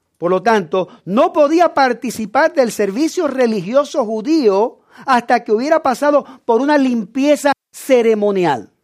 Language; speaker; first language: Spanish; native; Spanish